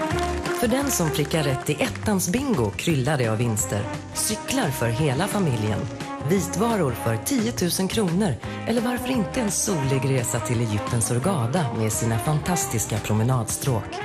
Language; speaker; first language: Swedish; native; Swedish